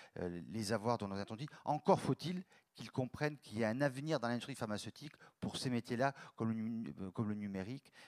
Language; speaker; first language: French; native; French